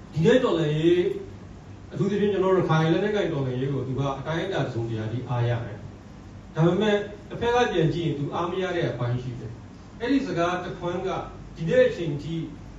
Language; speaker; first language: Burmese; non-native, local second language; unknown